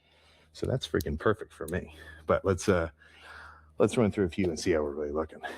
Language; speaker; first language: English; native; English